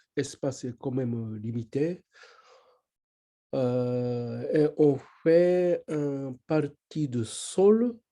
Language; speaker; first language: French; non-native, learner; Japanese